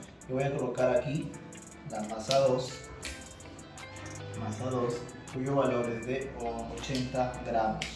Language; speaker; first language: Spanish; native; Spanish